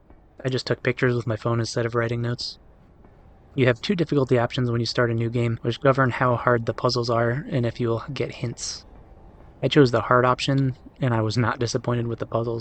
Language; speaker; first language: English; native; English